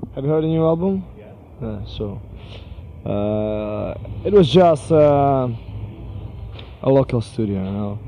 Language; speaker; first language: English; non-native, fluent; Polish